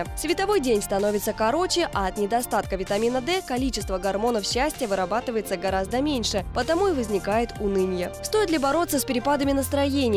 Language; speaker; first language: Russian; native; Russian